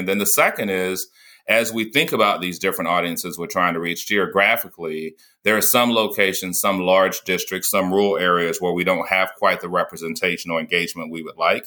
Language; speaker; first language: English; native; English